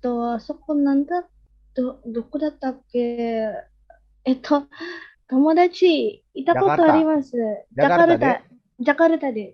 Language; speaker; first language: Japanese; non-native, learner; Indonesian